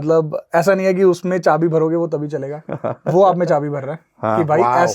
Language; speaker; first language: Hindi; native; Hindi